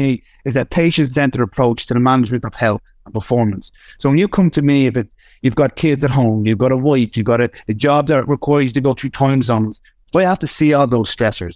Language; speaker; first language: English; native; English